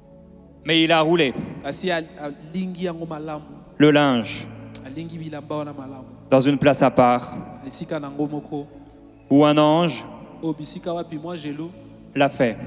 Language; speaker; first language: French; native; French